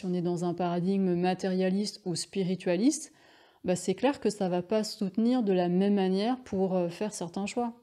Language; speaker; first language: French; native; French